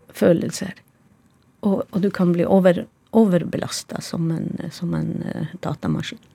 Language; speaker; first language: Norwegian; native; Norwegian